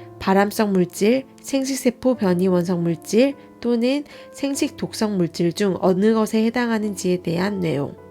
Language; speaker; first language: Korean; native; Korean